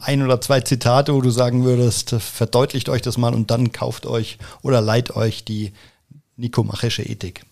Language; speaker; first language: German; native; German